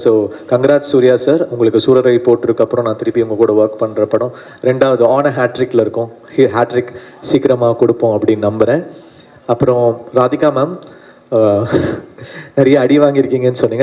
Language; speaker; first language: Tamil; native; Tamil